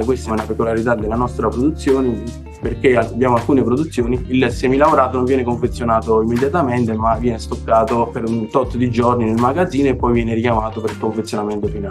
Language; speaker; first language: Italian; native; Italian